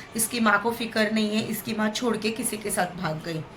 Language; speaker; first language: Hindi; non-native, local second language; Marathi